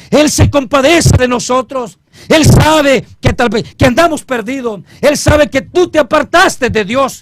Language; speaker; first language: Spanish; native; Spanish